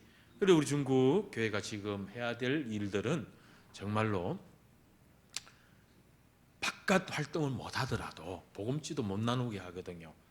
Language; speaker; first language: Korean; early bilingual, heritage; Korean